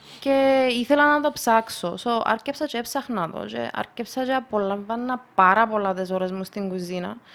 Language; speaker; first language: Greek; early bilingual, other home language; Russian